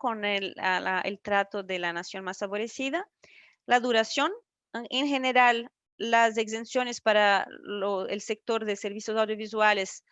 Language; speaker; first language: Spanish; non-native, fluent; French